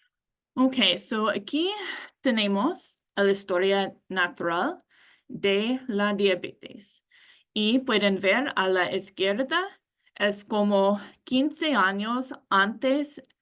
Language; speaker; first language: Spanish; non-native, learner; English